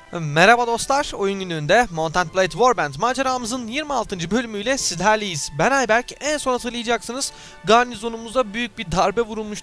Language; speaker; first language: Turkish; native; Turkish